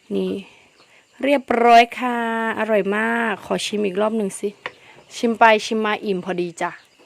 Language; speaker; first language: Thai; non-native, local second language; Karen languages